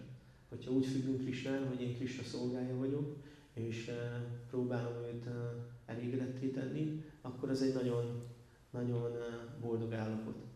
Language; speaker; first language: Hungarian; native; Hungarian